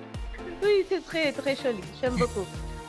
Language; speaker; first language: French; non-native, fluent; Spanish